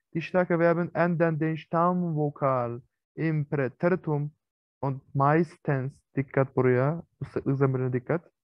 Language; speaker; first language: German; non-native, fluent; Turkish